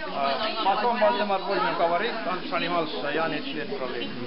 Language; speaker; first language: Russian; non-native, local second language; Estonian